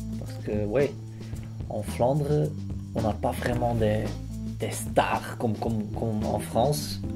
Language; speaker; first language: French; non-native, local second language; Dutch